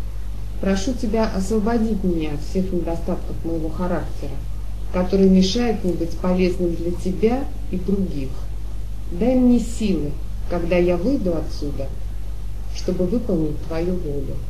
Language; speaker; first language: Russian; native; Russian